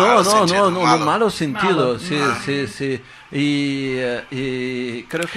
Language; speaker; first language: Spanish; non-native, fluent; Portuguese